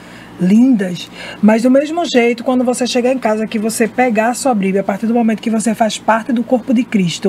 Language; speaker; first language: Portuguese; native; Portuguese